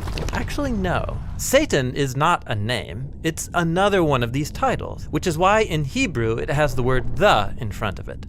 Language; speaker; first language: English; native; English